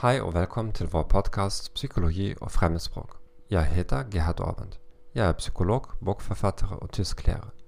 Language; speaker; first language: Norwegian; non-native, learner; German